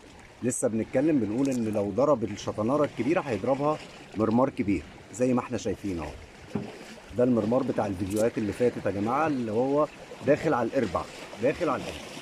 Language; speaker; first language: Arabic; native; Arabic